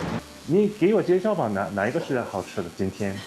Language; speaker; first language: Chinese; non-native, learner; Korean